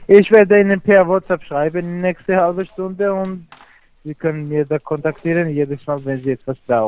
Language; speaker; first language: German; non-native, fluent; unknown